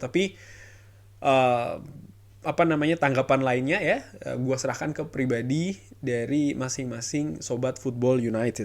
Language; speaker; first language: Indonesian; native; Indonesian